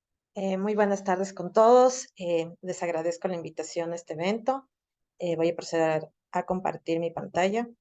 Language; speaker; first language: Spanish; native; Spanish